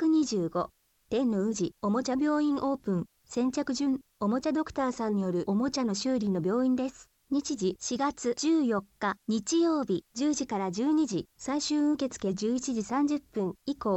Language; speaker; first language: Japanese; native; Japanese